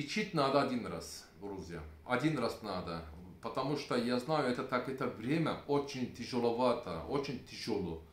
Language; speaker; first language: Russian; non-native, learner; Turkish